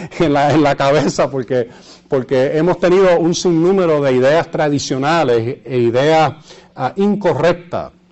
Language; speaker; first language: Spanish; early bilingual, heritage; Spanish